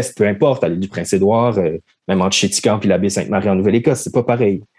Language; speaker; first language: French; native; French